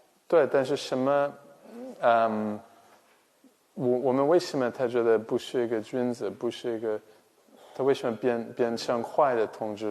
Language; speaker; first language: Chinese; non-native, fluent; English